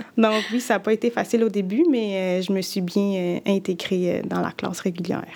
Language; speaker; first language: French; early bilingual, other home language; Spanish